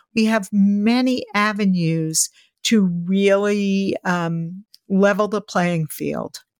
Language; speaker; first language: English; native; English